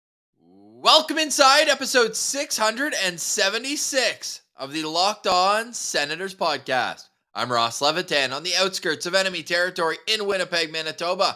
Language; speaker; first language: English; native; English